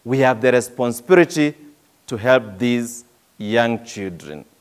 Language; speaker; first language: English; non-native, local second language; Swahili